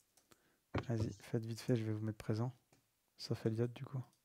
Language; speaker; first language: French; native; French